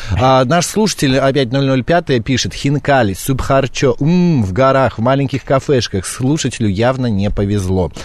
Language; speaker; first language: Russian; native; Russian